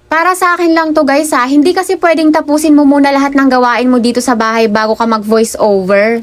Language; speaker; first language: Filipino; non-native, local second language; Iloko